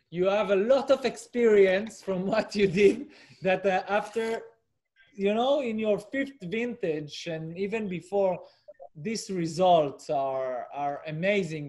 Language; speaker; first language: English; non-native, fluent; Hebrew